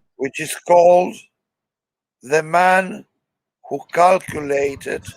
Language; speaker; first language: English; non-native, learner; Spanish